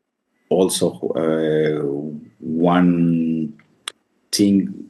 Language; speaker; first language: English; non-native, fluent; Spanish